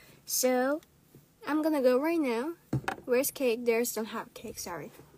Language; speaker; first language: English; non-native, learner; Korean